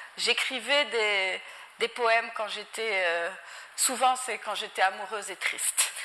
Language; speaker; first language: French; non-native, local second language; Arabic